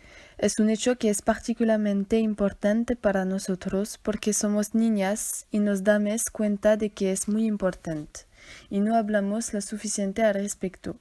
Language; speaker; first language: Spanish; non-native, learner; French